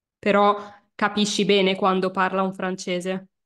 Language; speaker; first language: Italian; native; Italian